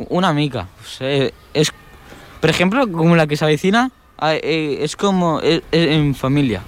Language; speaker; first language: Catalan; early bilingual, other home language; Polish